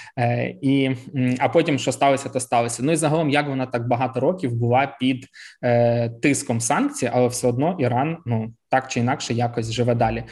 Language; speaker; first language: Ukrainian; native; Ukrainian